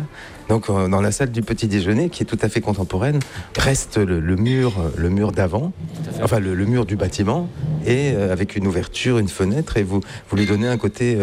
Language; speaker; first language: French; native; French